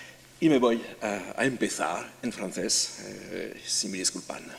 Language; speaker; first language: Spanish; non-native, learner; French